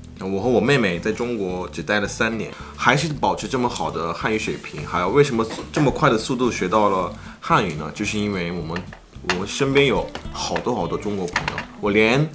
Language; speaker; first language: Chinese; non-native, fluent; Korean